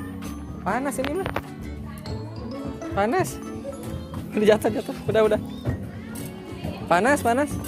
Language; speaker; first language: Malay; non-native, local second language; Sundanese